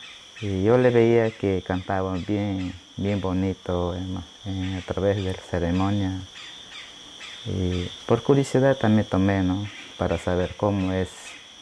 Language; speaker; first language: Spanish; non-native, local second language; Shipibo-Conibo